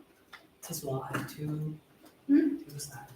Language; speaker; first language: English; non-native, learner; Chinese